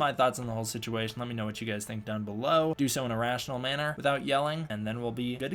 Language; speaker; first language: English; native; English